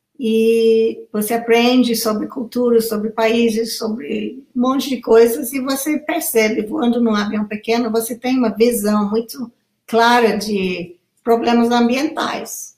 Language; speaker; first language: Portuguese; non-native, fluent; English